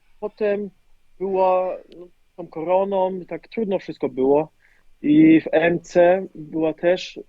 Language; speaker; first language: Polish; early bilingual, heritage; German